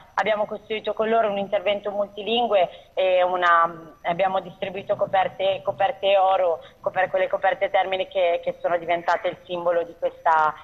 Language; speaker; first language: Italian; early bilingual, other home language; Tigrinya